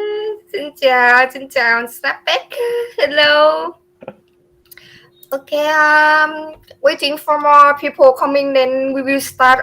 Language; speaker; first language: English; non-native, learner; Vietnamese